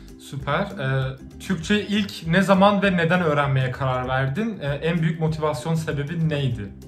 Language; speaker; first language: Turkish; native; Turkish